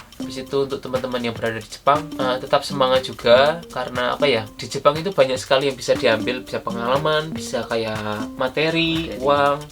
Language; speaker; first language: Indonesian; native; Indonesian